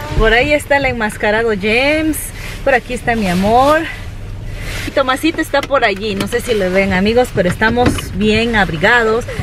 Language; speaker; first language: Spanish; native; Spanish